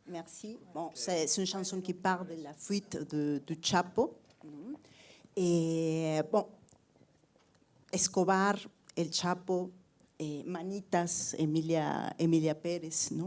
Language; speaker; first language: French; non-native, fluent; Spanish